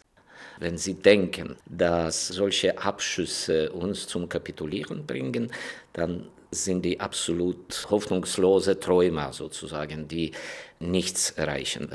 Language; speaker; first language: German; non-native, fluent; Ukrainian